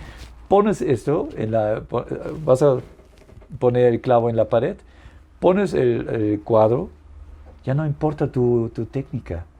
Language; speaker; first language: Spanish; non-native, fluent; German